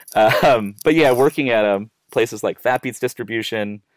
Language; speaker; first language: English; native; English